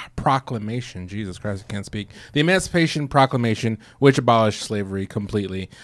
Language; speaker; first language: English; native; English